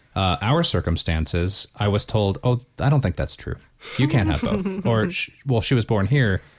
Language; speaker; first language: English; native; English